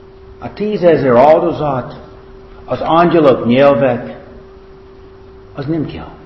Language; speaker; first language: Hungarian; non-native, fluent; English